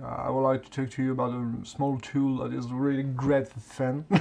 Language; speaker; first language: English; non-native, fluent; French